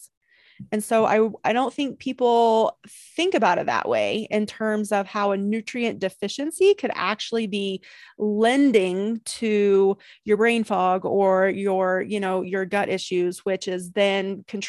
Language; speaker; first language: English; native; English